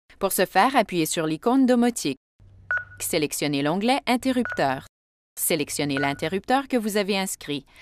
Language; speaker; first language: French; native; French